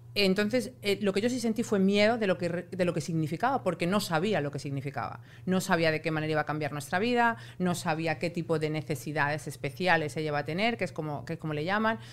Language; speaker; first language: Spanish; native; Spanish